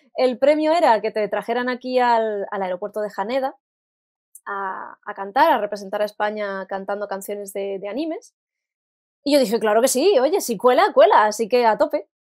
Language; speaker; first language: Spanish; native; Spanish